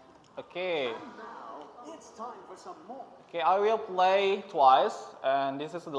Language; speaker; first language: English; non-native, learner; Indonesian